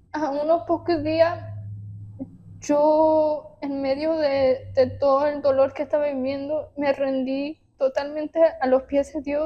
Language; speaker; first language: Spanish; early bilingual, heritage; Spanish